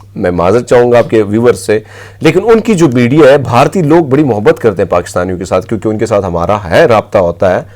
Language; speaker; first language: Urdu; non-native, local second language; Pashto